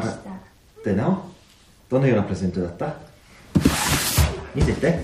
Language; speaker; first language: Japanese; non-native, fluent; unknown